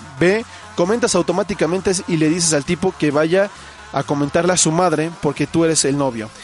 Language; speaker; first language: Spanish; native; Spanish